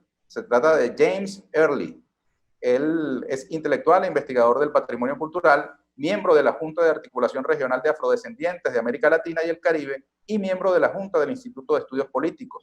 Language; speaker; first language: Spanish; native; Spanish